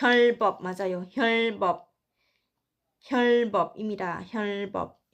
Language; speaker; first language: Korean; non-native, learner; Thai